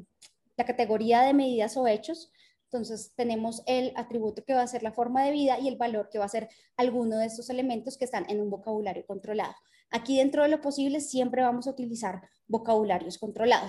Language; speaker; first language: Spanish; native; Spanish